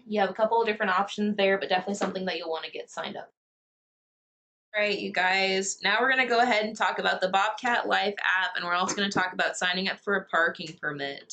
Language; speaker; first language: English; native; English